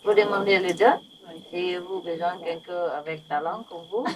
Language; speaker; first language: French; non-native, learner; Vietnamese